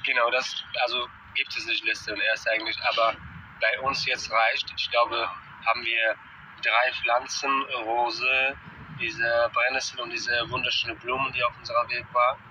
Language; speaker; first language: German; non-native, fluent; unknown